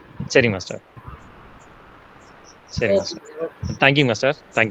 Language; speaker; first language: Tamil; native; Tamil